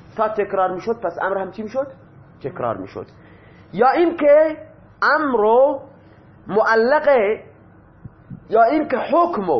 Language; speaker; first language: Persian; non-native, local second language; Baluchi